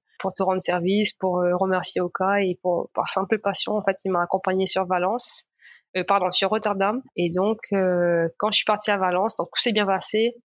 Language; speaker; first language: French; non-native, local second language; Morisyen